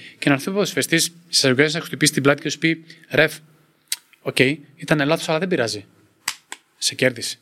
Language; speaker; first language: Greek; native; Greek